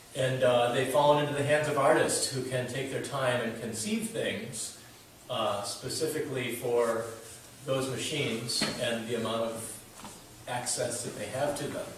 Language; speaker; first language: English; native; English